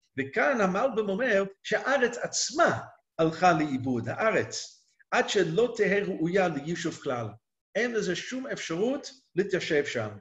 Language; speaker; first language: Hebrew; native; Hebrew